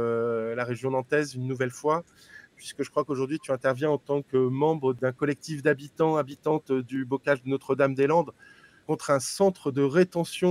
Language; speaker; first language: French; native; French